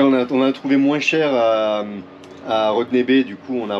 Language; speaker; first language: French; native; French